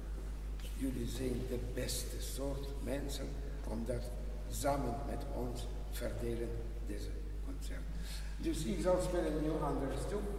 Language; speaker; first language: Dutch; non-native, learner; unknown